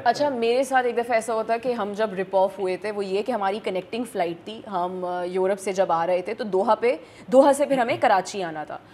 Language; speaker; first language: Urdu; native; Urdu